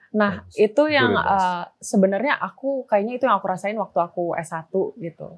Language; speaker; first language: Indonesian; native; Indonesian